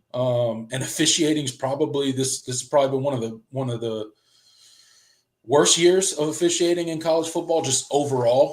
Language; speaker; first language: English; native; English